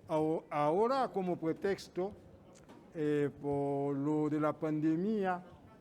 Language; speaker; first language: Spanish; non-native, fluent; Haitian Creole